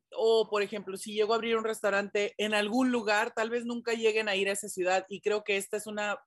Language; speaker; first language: Spanish; early bilingual, heritage; Spanish